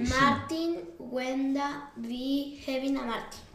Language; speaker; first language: Welsh; non-native, learner; Spanish